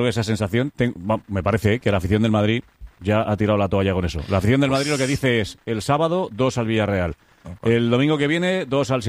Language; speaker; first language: Spanish; native; Spanish